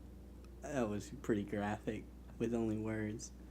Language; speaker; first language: English; native; English